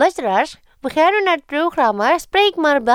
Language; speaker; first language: Dutch; non-native, learner; Indonesian